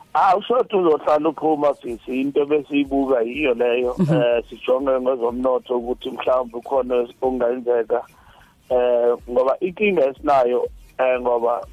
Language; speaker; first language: Zulu; non-native, local second language; Xhosa